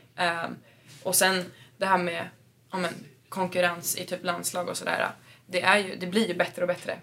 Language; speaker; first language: Swedish; native; Swedish